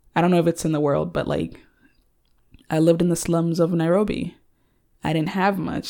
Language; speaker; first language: English; early bilingual, other home language; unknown